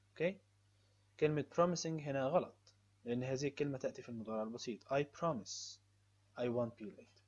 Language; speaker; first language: Arabic; native; Arabic